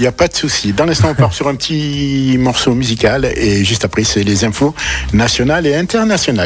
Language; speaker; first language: French; native; French